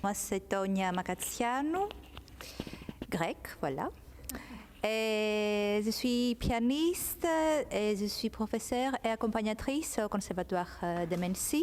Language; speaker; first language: French; non-native, fluent; Greek